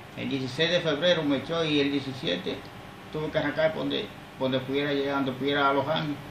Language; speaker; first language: Spanish; native; Spanish